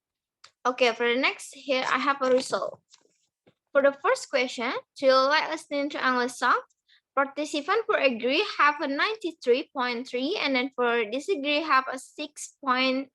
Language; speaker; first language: English; non-native, learner; Indonesian